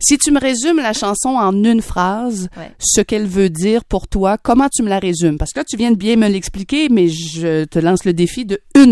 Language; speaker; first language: French; native; French